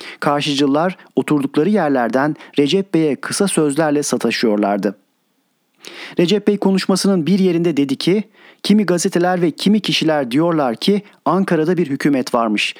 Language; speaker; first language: Turkish; native; Turkish